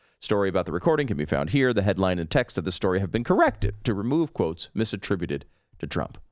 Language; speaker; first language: English; native; English